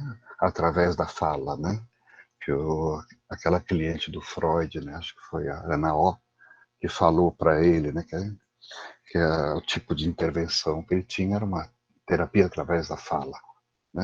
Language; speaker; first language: Portuguese; native; Portuguese